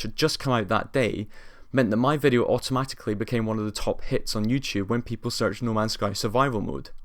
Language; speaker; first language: English; native; English